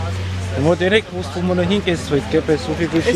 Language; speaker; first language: German; native; German